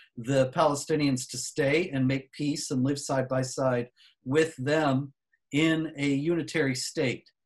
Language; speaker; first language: English; native; English